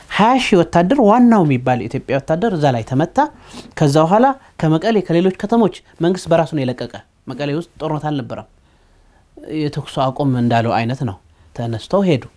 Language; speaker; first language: Amharic; non-native, local second language; Tigrinya